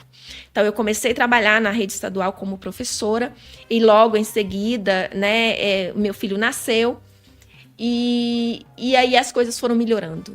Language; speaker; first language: Portuguese; native; Portuguese